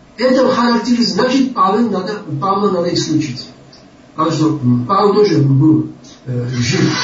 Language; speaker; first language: Russian; non-native, local second language; Georgian